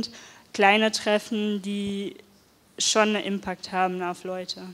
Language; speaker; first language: German; non-native, fluent; Dutch